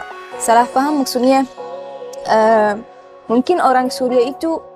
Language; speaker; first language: Indonesian; non-native, learner; Arabic